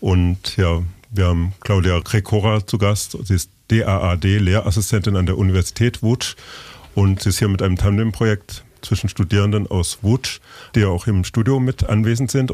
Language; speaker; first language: German; native; German